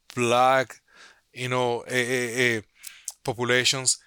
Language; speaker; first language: English; non-native, fluent; Spanish